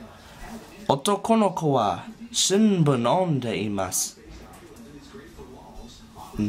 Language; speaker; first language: Japanese; non-native, learner; English